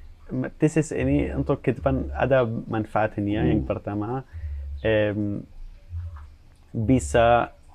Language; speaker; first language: Indonesian; non-native, fluent; Arabic